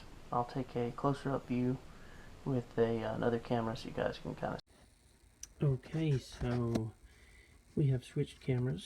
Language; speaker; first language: English; native; English